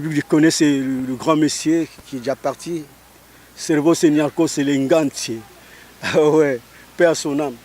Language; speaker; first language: French; non-native, local second language; Lingala